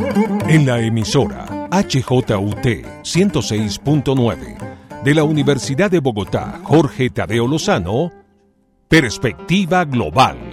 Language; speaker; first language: Spanish; native; Spanish